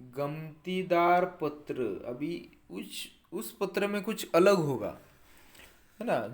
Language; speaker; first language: Hindi; non-native, local second language; Marathi